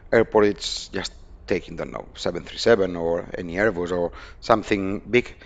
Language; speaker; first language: English; non-native, fluent; Spanish